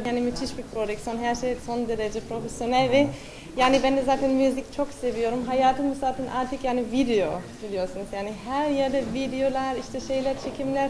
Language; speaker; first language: Turkish; non-native, fluent; German